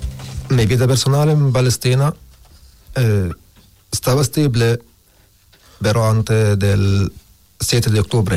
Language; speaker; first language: Spanish; non-native, learner; Arabic